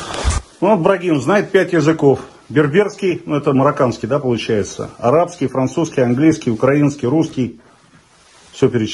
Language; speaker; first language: Russian; native; Russian